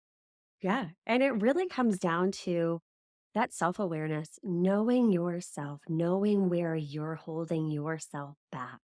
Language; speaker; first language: English; native; English